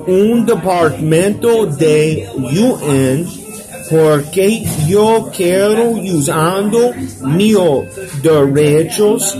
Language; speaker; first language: Spanish; non-native, learner; English